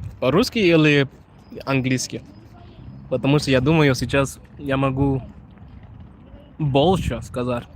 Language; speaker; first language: Russian; non-native, learner; Shona